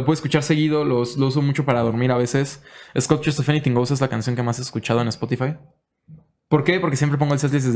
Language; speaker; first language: Spanish; native; Spanish